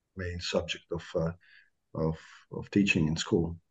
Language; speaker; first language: English; non-native, fluent; Croatian